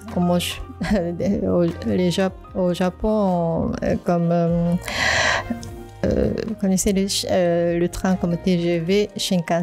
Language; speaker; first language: French; non-native, fluent; Japanese